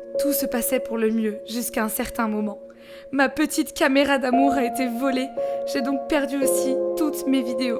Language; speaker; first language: French; native; French